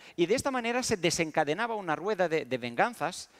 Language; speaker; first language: Spanish; early bilingual, other home language; Romanian